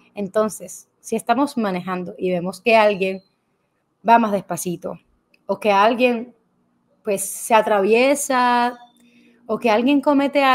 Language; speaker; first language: Spanish; native; Spanish